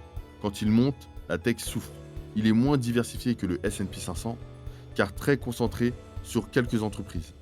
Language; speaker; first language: French; native; French